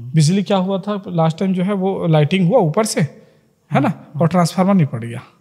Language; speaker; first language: Hindi; native; Hindi